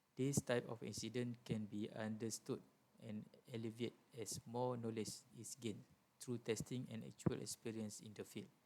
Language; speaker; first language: English; non-native, local second language; Malay